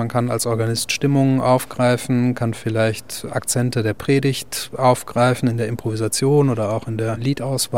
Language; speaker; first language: German; native; German